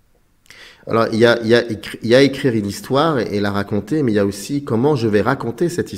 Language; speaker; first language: French; native; French